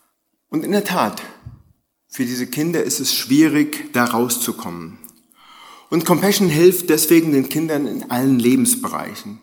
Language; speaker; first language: German; native; German